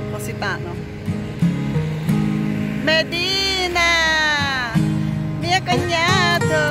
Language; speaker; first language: Italian; non-native, learner; Filipino